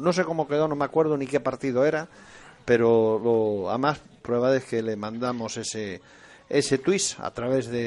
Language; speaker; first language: Spanish; native; Spanish